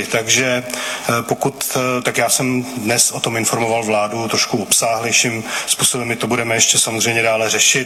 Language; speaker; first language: Czech; native; Czech